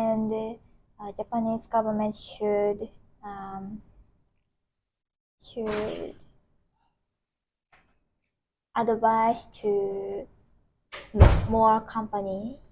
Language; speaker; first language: English; non-native, learner; Japanese